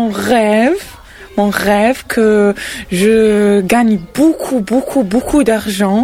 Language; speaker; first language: French; non-native, local second language; Arabic